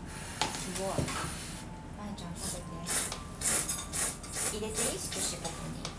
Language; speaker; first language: Japanese; native; Japanese